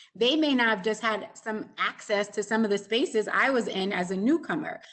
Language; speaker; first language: English; native; English